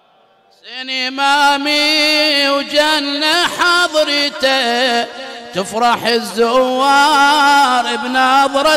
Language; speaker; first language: Arabic; native; Arabic